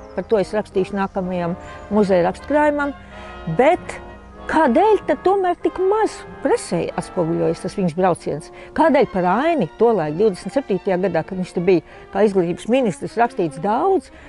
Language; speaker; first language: Latvian; native; Latvian